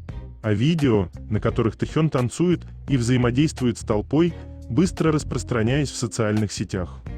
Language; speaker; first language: Russian; native; Russian